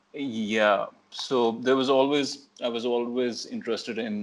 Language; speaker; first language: English; non-native, local second language; Urdu